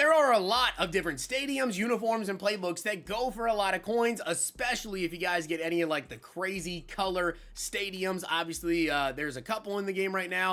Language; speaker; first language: English; native; English